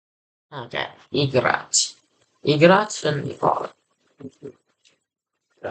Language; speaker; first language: Russian; non-native, learner; English